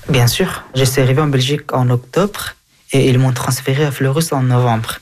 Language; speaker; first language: French; non-native, fluent; Persian